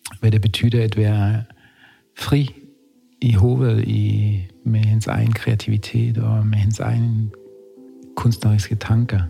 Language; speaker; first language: Danish; non-native, fluent; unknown